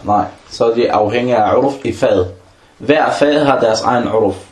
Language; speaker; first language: Danish; early bilingual, other home language; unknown